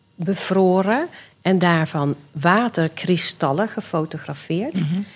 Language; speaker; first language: Dutch; early bilingual, other home language; Swedish